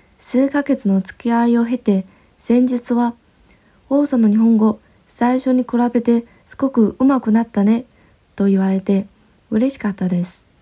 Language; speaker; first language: Japanese; non-native, fluent; Chinese